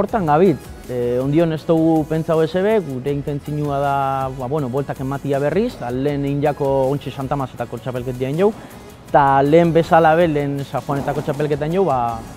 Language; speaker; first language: Basque; native; Basque